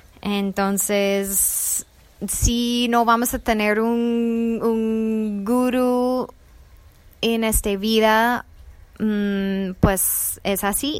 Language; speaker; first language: Spanish; non-native, fluent; English